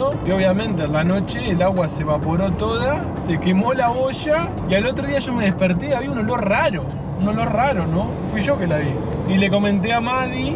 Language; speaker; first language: Spanish; native; Spanish